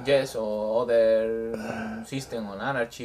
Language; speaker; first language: English; non-native, learner; Spanish